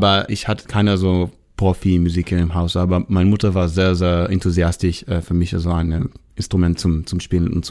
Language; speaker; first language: German; non-native, learner; Hebrew